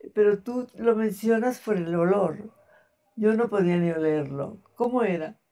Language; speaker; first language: Spanish; native; Spanish